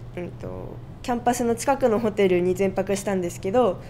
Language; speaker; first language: Japanese; native; Japanese